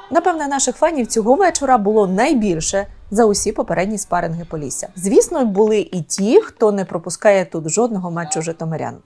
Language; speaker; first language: Ukrainian; native; Ukrainian